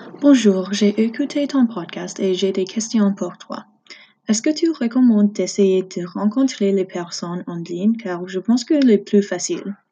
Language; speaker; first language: French; non-native, learner; English